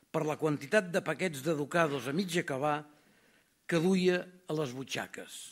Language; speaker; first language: Catalan; native; Catalan